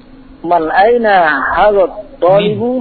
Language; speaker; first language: Arabic; non-native, learner; Indonesian